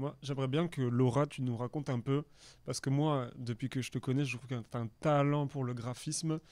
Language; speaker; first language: French; native; French